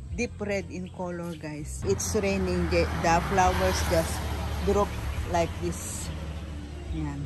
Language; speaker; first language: English; non-native, local second language; Filipino